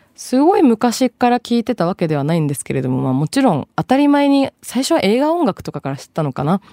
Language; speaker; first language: Japanese; early bilingual, other home language; Bangla